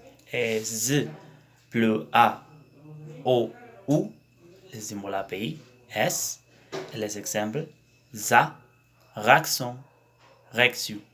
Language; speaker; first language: French; non-native, learner; Spanish